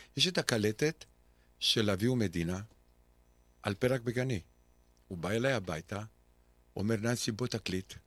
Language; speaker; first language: Hebrew; non-native, fluent; Romanian